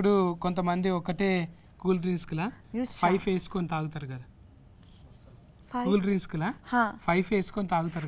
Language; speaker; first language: Telugu; native; Telugu